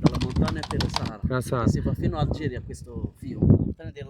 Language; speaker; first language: Italian; non-native, learner; Arabic